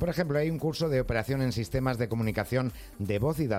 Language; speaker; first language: Spanish; native; Spanish